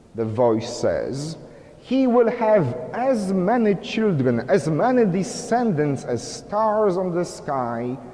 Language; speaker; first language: English; non-native, fluent; Polish